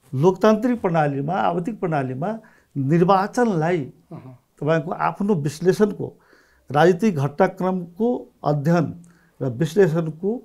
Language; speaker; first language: Nepali; non-native, local second language; Maithili